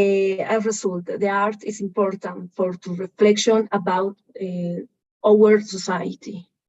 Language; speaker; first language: English; non-native, learner; Spanish